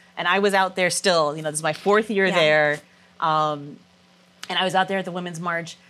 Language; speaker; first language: English; native; English